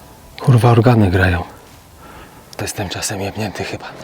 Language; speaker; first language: Polish; native; Polish